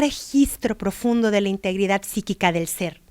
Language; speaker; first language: Spanish; native; Spanish